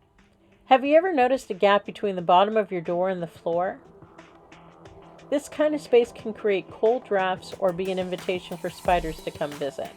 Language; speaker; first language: English; native; English